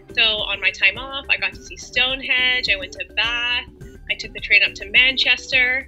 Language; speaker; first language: English; native; English